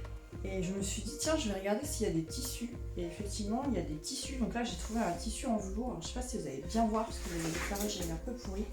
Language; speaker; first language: French; native; French